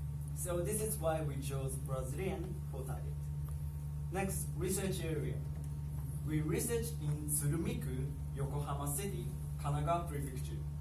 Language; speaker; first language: English; non-native, learner; Japanese